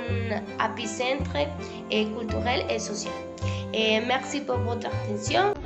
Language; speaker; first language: French; non-native, learner; Spanish